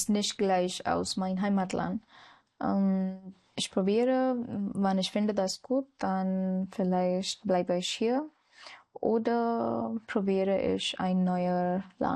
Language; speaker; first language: German; non-native, learner; Marathi